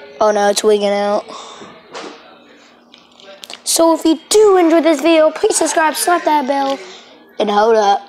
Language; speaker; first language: English; native; English